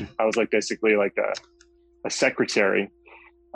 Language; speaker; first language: English; native; English